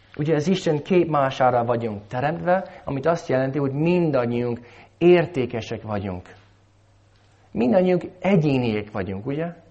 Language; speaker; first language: Hungarian; non-native, fluent; English